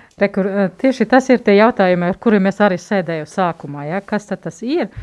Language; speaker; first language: Latvian; non-native, fluent; German